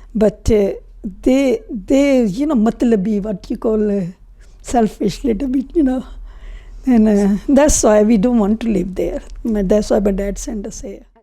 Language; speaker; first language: English; non-native, local second language; Punjabi